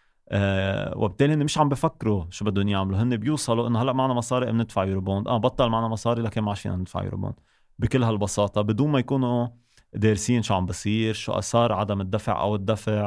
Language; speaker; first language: Arabic; native; Arabic